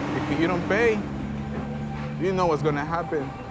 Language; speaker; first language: English; early bilingual, other home language; Spanish